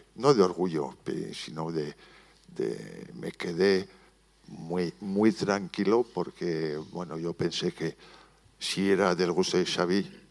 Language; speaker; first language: Spanish; non-native, fluent; French